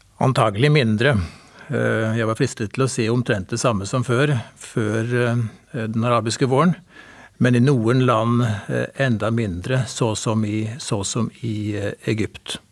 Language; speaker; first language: Norwegian; native; Norwegian